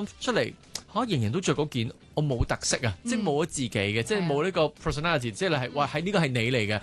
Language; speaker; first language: Cantonese; native; Cantonese